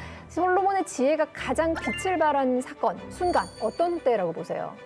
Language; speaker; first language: Korean; native; Korean